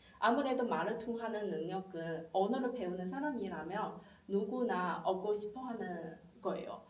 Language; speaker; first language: Korean; non-native, fluent; Chinese